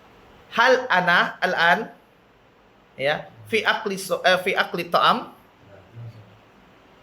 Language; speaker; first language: Arabic; non-native, fluent; Indonesian